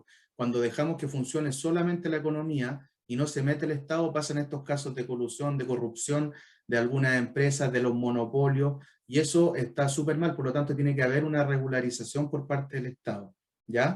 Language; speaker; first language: Spanish; native; Spanish